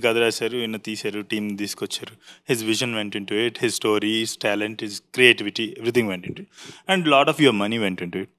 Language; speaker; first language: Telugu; native; Telugu